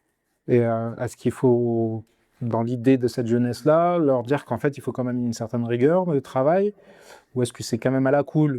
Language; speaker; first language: French; native; French